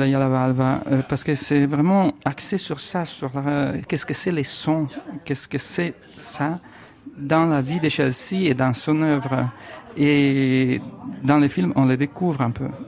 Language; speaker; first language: French; non-native, fluent; Italian